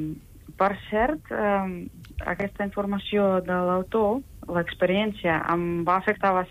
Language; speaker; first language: Catalan; non-native, fluent; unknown